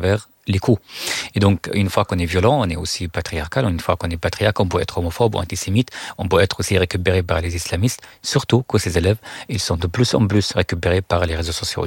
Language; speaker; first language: French; non-native, fluent; Arabic